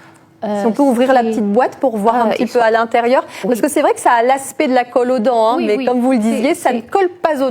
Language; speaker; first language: French; native; French